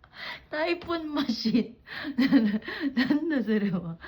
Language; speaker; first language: Japanese; non-native, fluent; Filipino